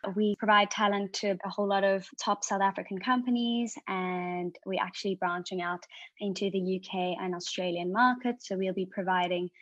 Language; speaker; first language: English; native; English